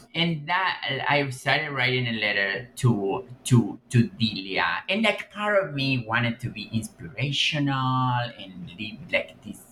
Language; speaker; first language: English; non-native, fluent; Spanish